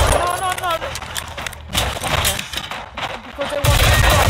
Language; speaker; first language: English; non-native, learner; Hungarian